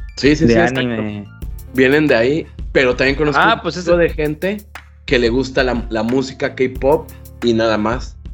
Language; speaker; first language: Spanish; native; Spanish